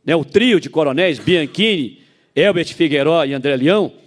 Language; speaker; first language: Portuguese; native; Portuguese